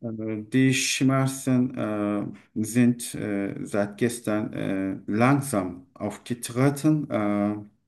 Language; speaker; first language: German; non-native, fluent; Turkish